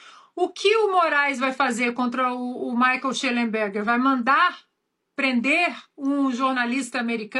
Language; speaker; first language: Portuguese; native; Portuguese